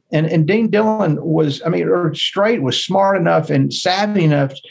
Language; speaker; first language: English; native; English